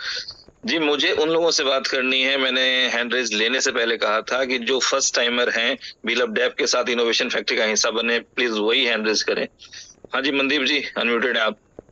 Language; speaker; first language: Hindi; native; Hindi